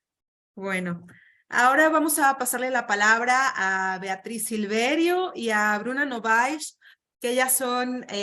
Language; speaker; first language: Spanish; native; Spanish